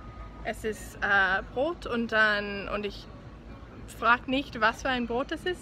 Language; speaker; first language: German; non-native, learner; English